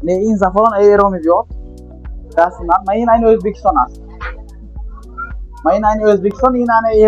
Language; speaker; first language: Persian; non-native, learner; Uzbek